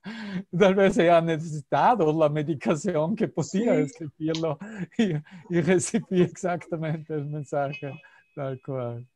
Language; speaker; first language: Spanish; non-native, fluent; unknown